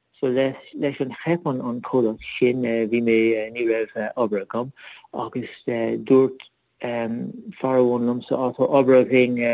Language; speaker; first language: Irish; non-native, learner; English